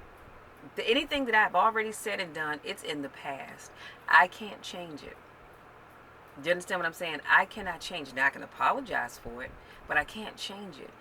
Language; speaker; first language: English; native; English